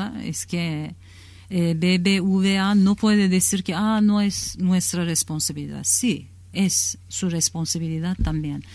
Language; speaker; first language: Spanish; non-native, learner; Kurdish